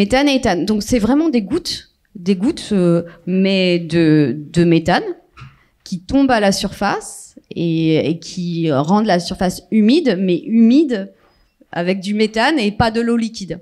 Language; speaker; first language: French; native; French